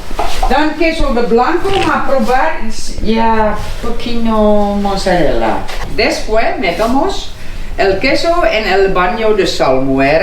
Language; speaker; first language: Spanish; non-native, learner; Dutch